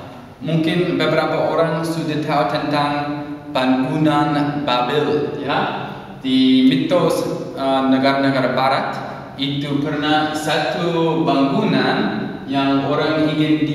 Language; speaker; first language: Indonesian; non-native, learner; English